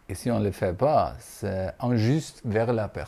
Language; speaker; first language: French; non-native, fluent; German